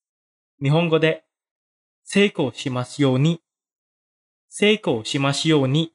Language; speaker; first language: Japanese; non-native, fluent; Indonesian